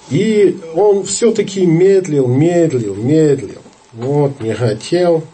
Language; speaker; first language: Russian; non-native, fluent; English